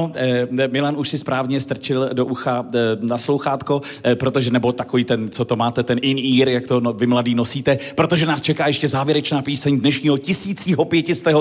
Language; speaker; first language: Czech; native; Czech